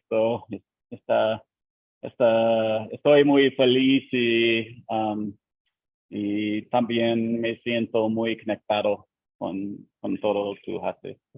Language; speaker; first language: Spanish; non-native, learner; English